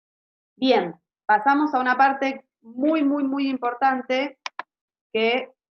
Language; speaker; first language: Spanish; native; Spanish